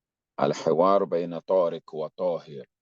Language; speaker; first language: Arabic; non-native, fluent; English